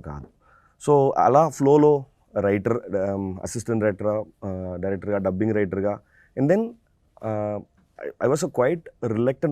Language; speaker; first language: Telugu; non-native, fluent; Tamil